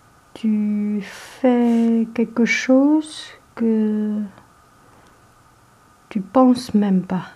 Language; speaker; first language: French; non-native, learner; Chinese